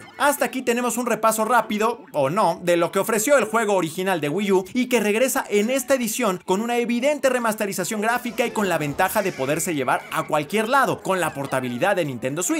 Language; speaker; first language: Spanish; native; Spanish